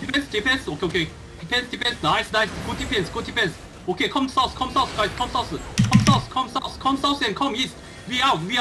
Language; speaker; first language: Korean; native; Korean